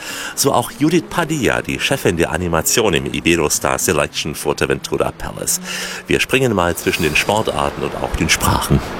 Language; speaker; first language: German; native; German